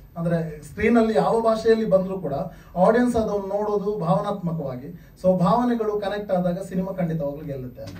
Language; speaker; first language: Kannada; non-native, local second language; Tulu